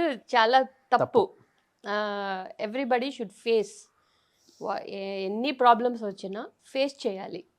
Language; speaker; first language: Telugu; non-native, learner; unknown